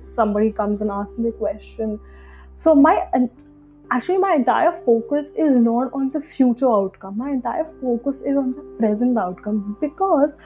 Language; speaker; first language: English; non-native, local second language; Hindi